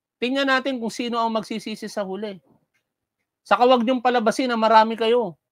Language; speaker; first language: Filipino; native; Filipino